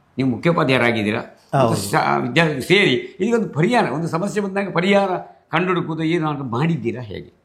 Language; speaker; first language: Kannada; non-native, local second language; Marathi